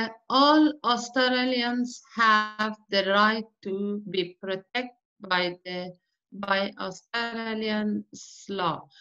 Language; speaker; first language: English; non-native, learner; Persian